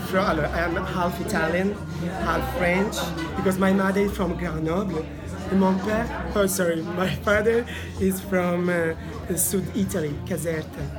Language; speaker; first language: English; non-native, learner; Italian